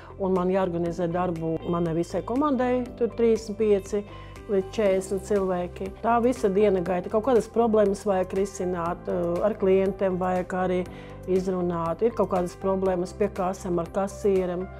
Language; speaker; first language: Latvian; non-native, local second language; Russian